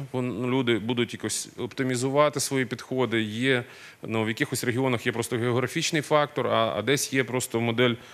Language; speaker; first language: Ukrainian; non-native, local second language; Russian